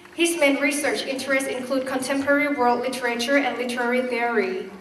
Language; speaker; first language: English; non-native, fluent; Thai